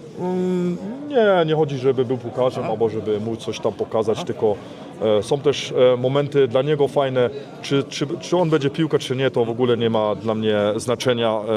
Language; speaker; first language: Polish; early bilingual, heritage; Polish